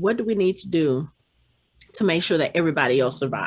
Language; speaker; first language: English; native; English